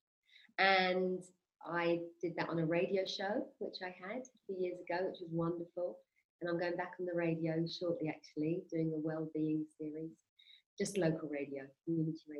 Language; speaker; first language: English; native; English